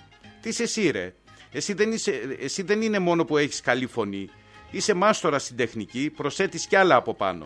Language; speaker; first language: Greek; native; Greek